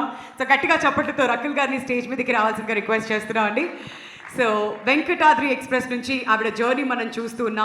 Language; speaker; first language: Telugu; native; Telugu